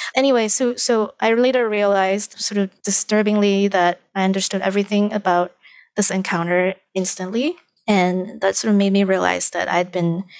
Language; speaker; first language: English; non-native, local second language; Chinese